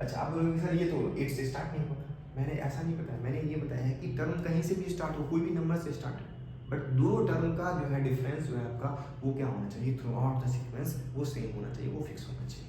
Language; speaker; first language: Hindi; native; Hindi